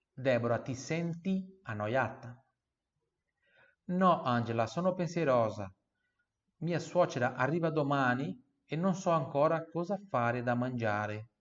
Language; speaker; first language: Italian; non-native, fluent; Portuguese